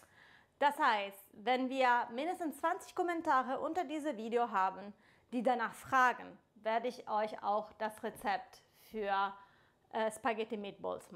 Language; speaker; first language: German; non-native, fluent; Italian